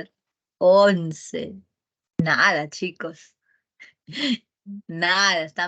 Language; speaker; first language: Spanish; native; Spanish